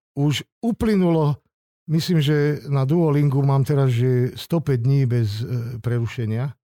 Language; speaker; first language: Slovak; non-native, local second language; Hungarian